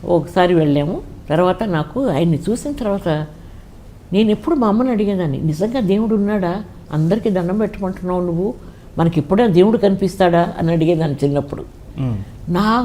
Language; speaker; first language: Telugu; native; Telugu